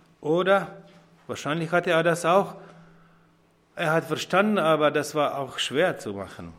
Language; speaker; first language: German; non-native, fluent; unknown